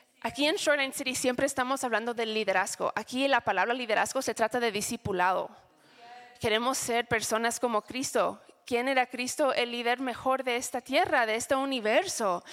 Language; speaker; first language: Spanish; non-native, fluent; English